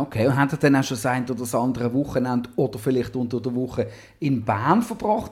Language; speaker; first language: German; native; German